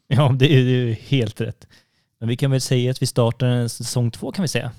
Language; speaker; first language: Swedish; native; Swedish